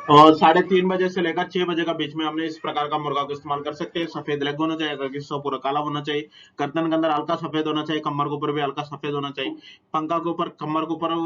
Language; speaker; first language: Hindi; non-native, local second language; Telugu